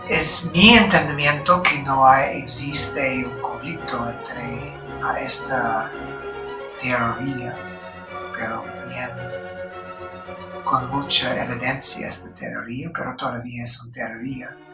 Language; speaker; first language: Spanish; non-native, fluent; English